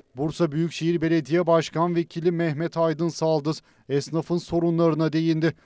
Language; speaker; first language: Turkish; native; Turkish